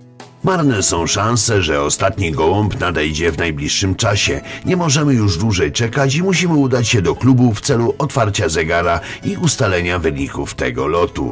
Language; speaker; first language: Polish; native; Polish